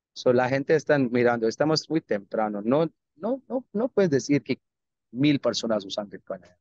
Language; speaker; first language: Spanish; non-native, learner; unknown